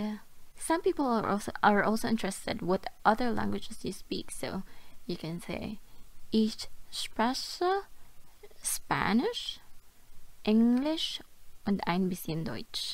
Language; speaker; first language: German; non-native, fluent; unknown